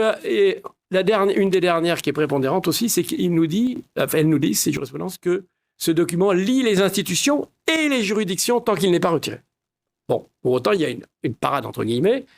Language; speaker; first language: French; native; French